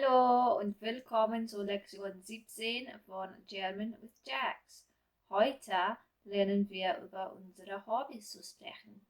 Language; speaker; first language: German; non-native, fluent; English